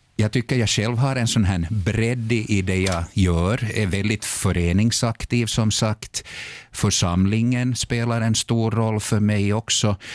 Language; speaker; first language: Swedish; native; Swedish